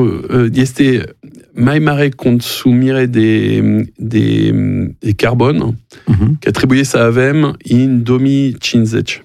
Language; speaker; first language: Romanian; non-native, learner; French